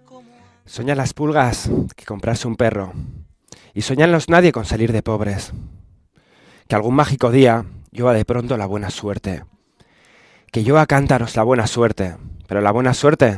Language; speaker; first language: Spanish; native; Spanish